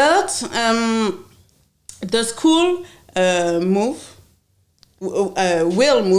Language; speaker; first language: English; non-native, learner; French